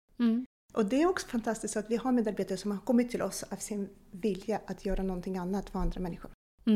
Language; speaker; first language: Swedish; non-native, fluent; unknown